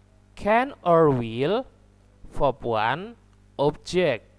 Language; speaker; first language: English; non-native, learner; Indonesian